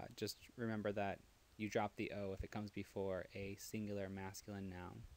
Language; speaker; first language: English; native; English